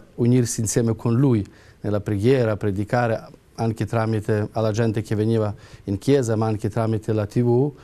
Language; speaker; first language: Italian; non-native, fluent; Ukrainian